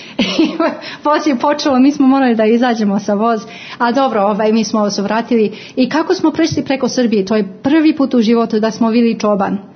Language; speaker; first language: Croatian; non-native, fluent; English